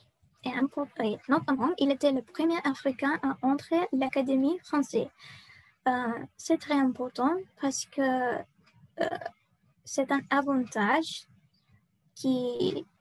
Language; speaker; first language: French; non-native, learner; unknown